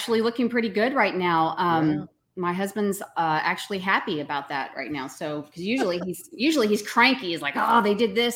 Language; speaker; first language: English; native; English